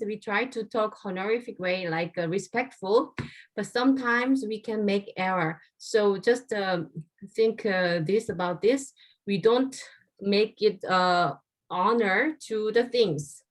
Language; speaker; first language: English; non-native, learner; Korean